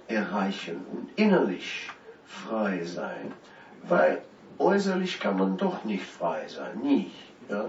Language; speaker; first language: German; non-native, fluent; Dutch